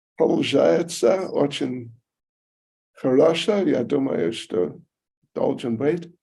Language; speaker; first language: Russian; non-native, learner; English